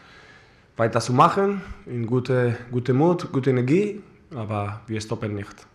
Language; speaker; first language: German; non-native, fluent; Spanish